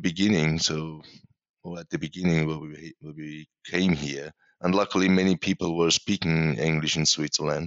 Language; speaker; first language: English; non-native, fluent; Persian